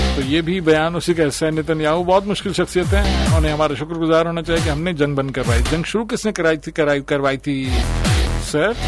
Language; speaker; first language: Urdu; native; Urdu